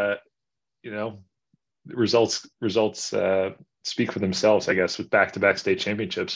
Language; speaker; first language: English; native; English